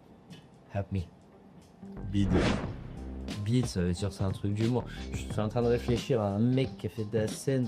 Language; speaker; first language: French; native; French